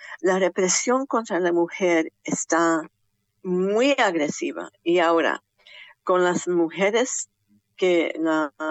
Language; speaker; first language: Spanish; early bilingual, heritage; Spanish